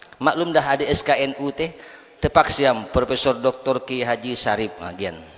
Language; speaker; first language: Malay; native; Malay